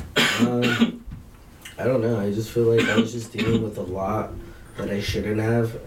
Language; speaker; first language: English; early bilingual, other home language; Spanish